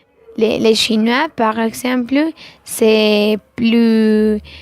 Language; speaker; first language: French; non-native, learner; Spanish